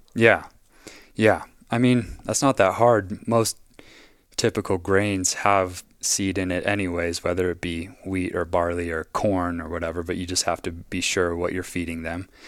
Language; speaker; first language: English; native; English